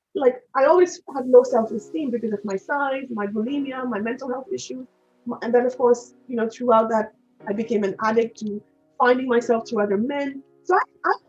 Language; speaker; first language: English; non-native, local second language; Hindi